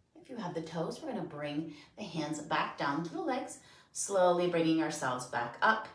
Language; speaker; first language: English; native; English